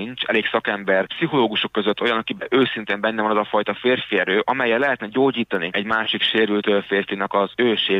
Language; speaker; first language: Hungarian; native; Hungarian